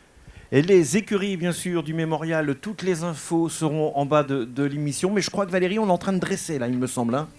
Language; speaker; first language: French; native; French